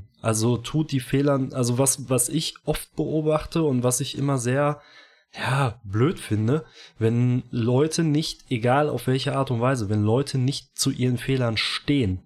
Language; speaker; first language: German; native; German